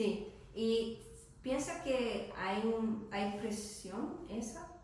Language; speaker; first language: Spanish; non-native, learner; English